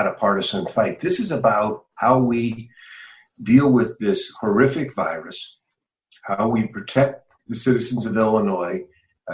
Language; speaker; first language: English; native; English